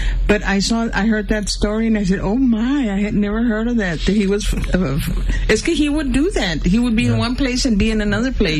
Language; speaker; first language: English; early bilingual, other home language; Spanish